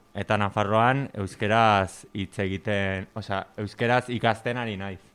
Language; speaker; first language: Basque; non-native, learner; Catalan